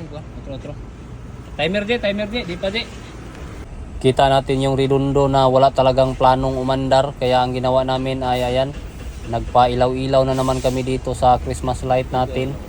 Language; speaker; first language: Filipino; non-native, local second language; Cebuano